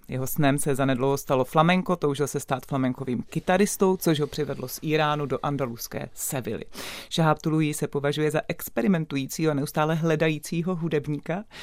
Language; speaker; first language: Czech; native; Czech